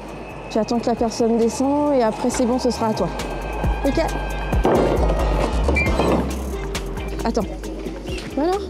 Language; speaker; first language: French; native; French